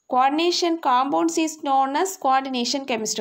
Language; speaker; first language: English; non-native, local second language; Tamil